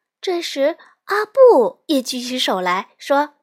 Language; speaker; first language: Chinese; native; Chinese